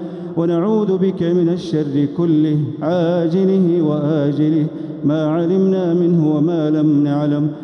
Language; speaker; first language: Arabic; native; Arabic